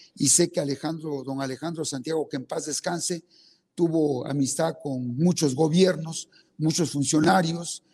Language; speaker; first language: Spanish; non-native, local second language; Zapotec